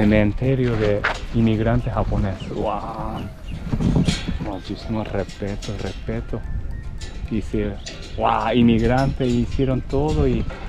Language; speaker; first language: Spanish; non-native, learner; Japanese